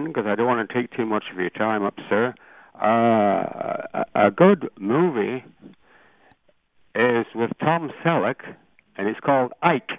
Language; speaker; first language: English; native; English